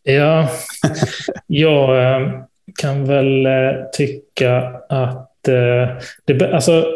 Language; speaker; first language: Swedish; native; Swedish